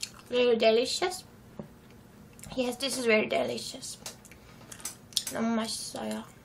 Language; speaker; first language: English; non-native, learner; Turkish